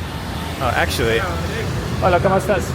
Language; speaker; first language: Spanish; non-native, learner; English